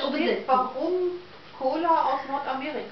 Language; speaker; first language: German; native; German